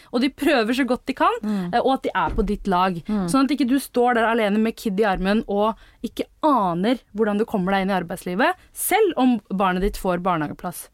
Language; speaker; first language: Norwegian; early bilingual, other home language; Tamil